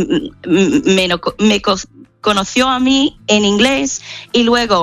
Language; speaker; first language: Spanish; non-native, fluent; English